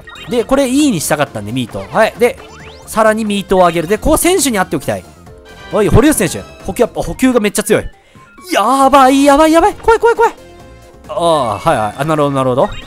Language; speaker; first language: Japanese; native; Japanese